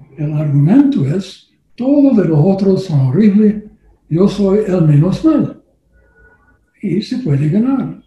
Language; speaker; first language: Spanish; non-native, learner; English